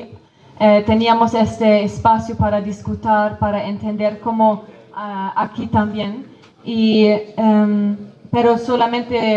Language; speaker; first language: Spanish; non-native, fluent; Kurdish